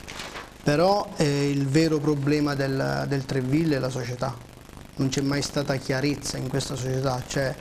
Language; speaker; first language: Italian; native; Italian